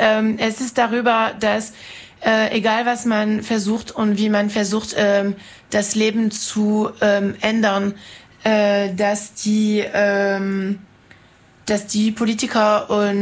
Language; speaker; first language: German; non-native, fluent; French